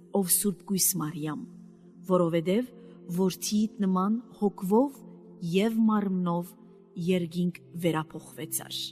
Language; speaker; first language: Armenian; native; Armenian